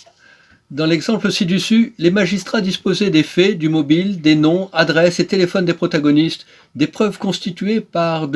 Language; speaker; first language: French; native; French